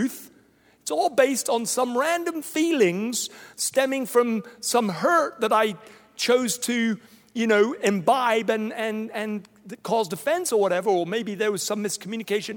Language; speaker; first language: English; native; English